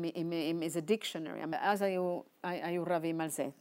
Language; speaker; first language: Hebrew; non-native, fluent; Spanish